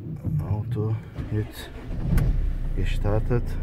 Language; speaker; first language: German; non-native, learner; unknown